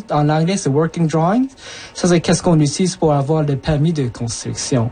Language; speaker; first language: French; early bilingual, other home language; Japanese